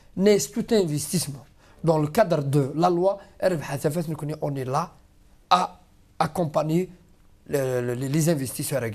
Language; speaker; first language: French; non-native, local second language; Kabyle